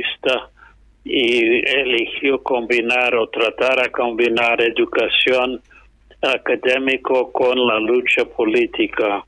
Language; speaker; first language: Spanish; non-native, fluent; English